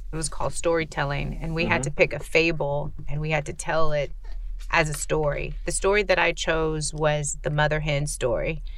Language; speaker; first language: English; native; English